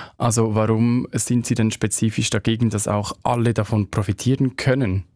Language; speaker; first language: German; native; German